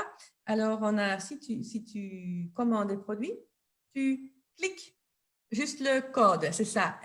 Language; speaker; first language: French; non-native, local second language; Dutch